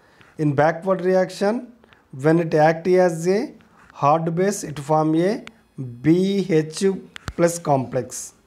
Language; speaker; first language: English; non-native, local second language; Telugu